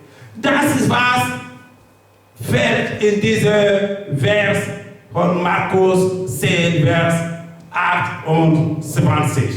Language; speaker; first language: German; non-native, learner; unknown